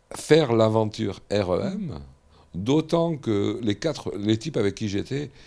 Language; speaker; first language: French; native; French